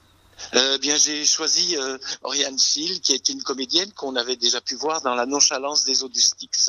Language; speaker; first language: French; native; French